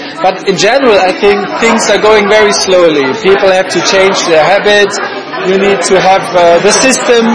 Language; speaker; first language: English; non-native, fluent; German